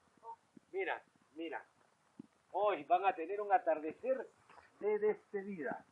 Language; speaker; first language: Spanish; native; Spanish